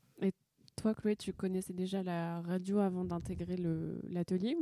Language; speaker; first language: French; native; French